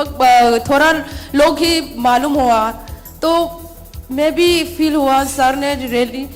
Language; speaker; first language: Hindi; non-native, local second language; Manipuri